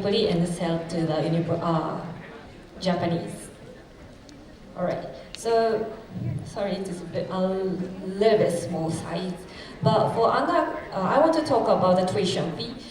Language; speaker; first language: English; non-native, fluent; Japanese